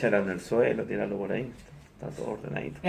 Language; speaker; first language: Spanish; native; Spanish